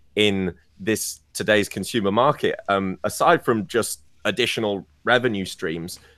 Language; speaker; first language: English; native; English